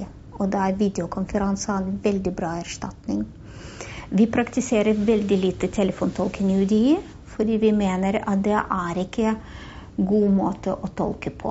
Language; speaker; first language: Norwegian; non-native, fluent; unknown